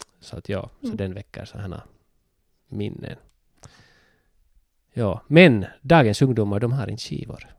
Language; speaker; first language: Swedish; native; Swedish